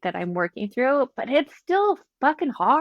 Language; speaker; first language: English; native; English